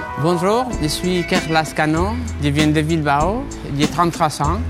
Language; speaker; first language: French; non-native, learner; Spanish